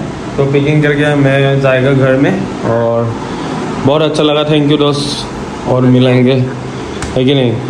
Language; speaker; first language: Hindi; non-native, local second language; Assamese